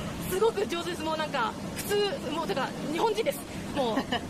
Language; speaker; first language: Japanese; native; Japanese